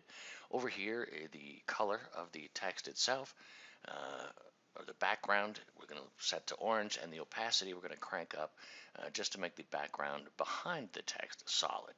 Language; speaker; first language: English; native; English